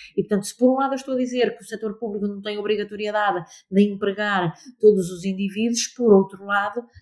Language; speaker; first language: Portuguese; native; Portuguese